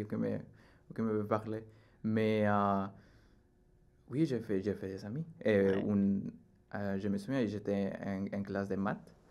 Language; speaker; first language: French; non-native, learner; Spanish